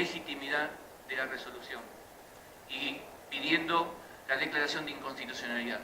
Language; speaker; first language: Spanish; native; Spanish